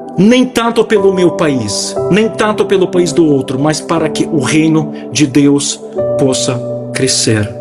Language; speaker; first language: Portuguese; non-native, fluent; Ukrainian